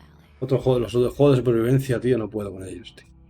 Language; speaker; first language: Spanish; native; Spanish